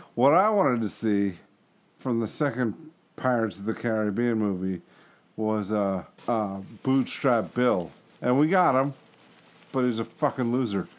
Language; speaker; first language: English; native; English